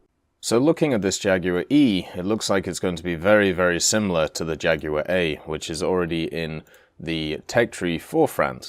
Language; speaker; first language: English; native; English